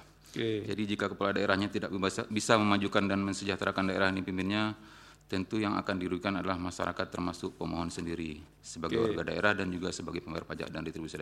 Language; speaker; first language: Indonesian; native; Indonesian